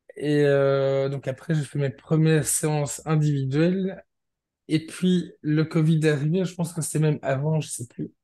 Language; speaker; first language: French; native; French